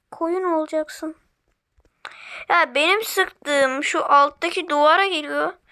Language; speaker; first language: Turkish; native; Turkish